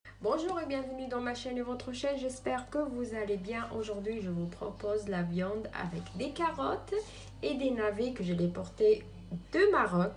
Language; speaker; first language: French; non-native, local second language; Arabic